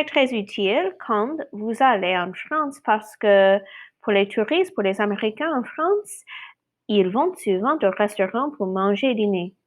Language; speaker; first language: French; non-native, fluent; English